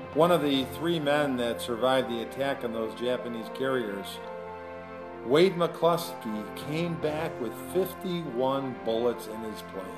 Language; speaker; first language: English; native; English